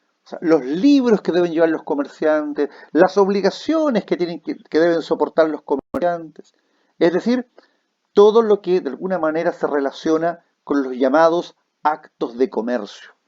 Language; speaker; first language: Spanish; native; Spanish